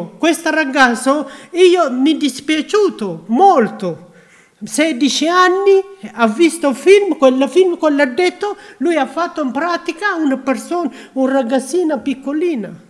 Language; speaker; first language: Italian; non-native, learner; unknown